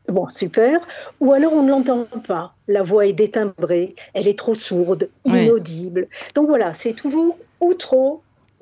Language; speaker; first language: French; native; French